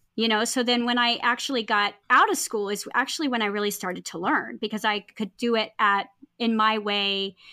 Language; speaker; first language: English; native; English